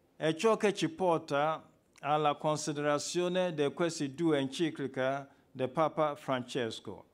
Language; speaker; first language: Italian; non-native, fluent; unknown